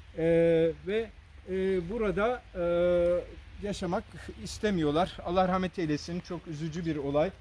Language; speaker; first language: Turkish; native; Turkish